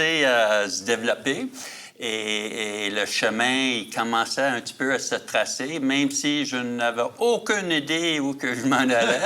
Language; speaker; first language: French; native; French